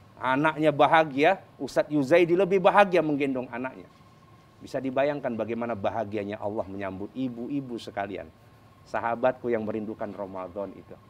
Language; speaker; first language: Indonesian; native; Indonesian